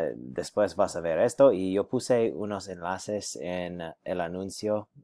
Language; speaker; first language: Spanish; non-native, fluent; English